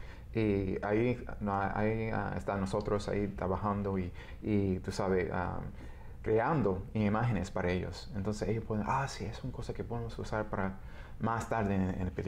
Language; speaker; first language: Spanish; early bilingual, heritage; Spanish